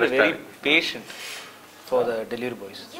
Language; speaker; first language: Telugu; non-native, learner; Tamil